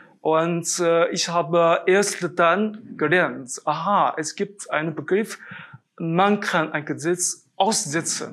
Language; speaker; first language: German; non-native, fluent; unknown